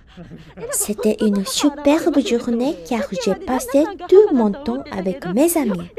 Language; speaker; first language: French; non-native, fluent; Japanese